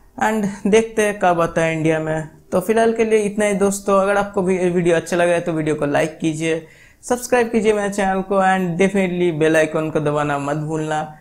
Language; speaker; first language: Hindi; non-native, local second language; Bangla